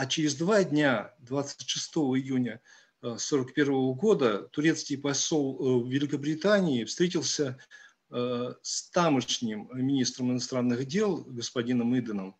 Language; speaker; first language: Russian; native; Russian